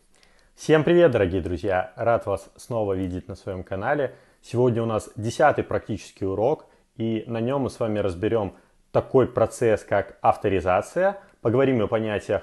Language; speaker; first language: Russian; native; Russian